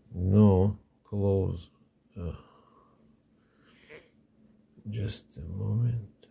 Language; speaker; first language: English; non-native, learner; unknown